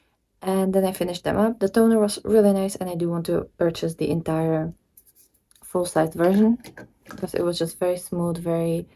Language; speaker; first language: English; non-native, fluent; Czech